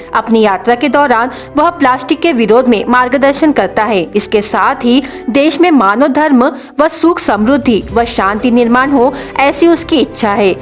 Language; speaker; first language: Hindi; native; Hindi